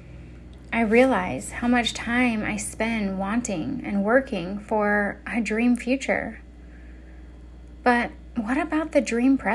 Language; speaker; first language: English; native; English